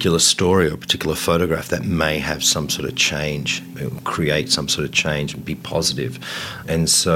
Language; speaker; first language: English; native; English